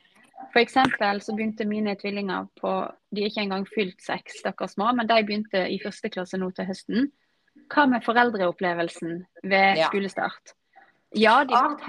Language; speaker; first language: Norwegian; native; Norwegian